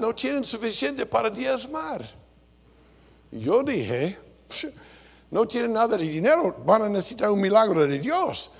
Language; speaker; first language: Spanish; non-native, fluent; English